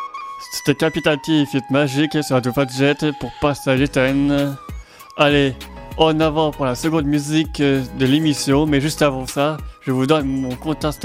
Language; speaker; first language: French; native; French